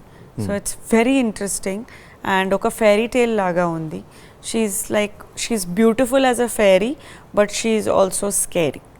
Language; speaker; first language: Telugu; non-native, learner; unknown